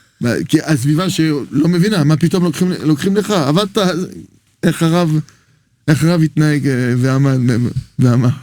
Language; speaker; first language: Hebrew; non-native, fluent; French